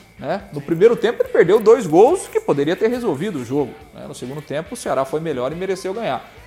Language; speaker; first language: Portuguese; native; Portuguese